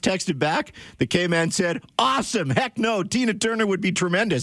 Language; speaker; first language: English; native; English